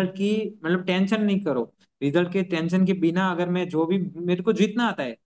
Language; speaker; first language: Hindi; non-native, local second language; Gujarati